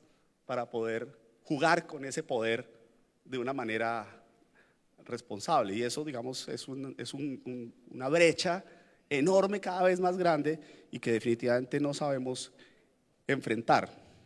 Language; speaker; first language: Spanish; native; Spanish